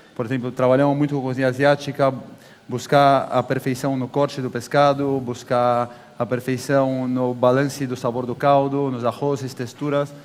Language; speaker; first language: Portuguese; native; Portuguese